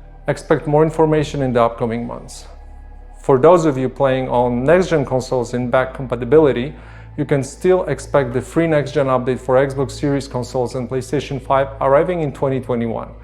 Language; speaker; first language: English; non-native, fluent; Polish